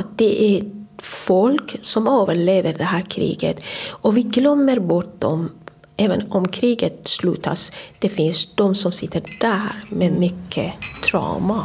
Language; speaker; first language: Swedish; non-native, fluent; Persian